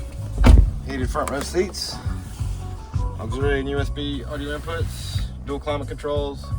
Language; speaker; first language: English; native; English